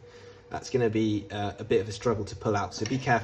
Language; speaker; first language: English; native; English